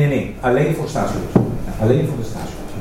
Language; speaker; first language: Dutch; non-native, fluent; Greek